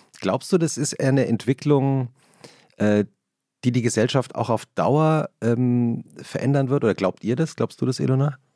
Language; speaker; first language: German; native; German